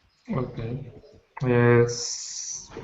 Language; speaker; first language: English; non-native, learner; Spanish